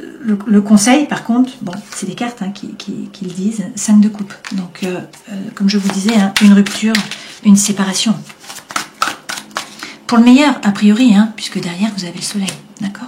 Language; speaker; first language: French; native; French